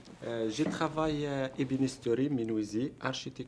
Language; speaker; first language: French; non-native, learner; Arabic